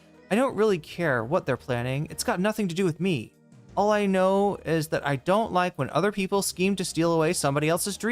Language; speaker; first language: English; native; English